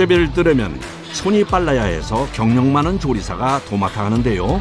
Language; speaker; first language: Korean; native; Korean